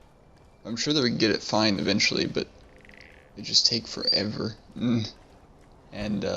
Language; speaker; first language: English; native; English